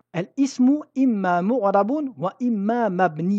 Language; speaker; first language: Arabic; non-native, fluent; French